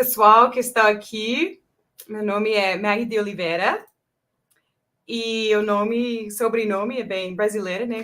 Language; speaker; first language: Portuguese; non-native, fluent; English